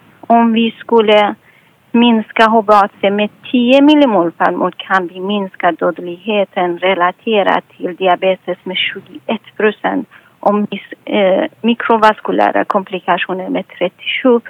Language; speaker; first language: Swedish; non-native, fluent; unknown